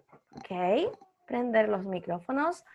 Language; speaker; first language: Spanish; native; Spanish